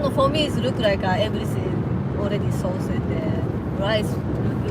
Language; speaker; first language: English; non-native, learner; Japanese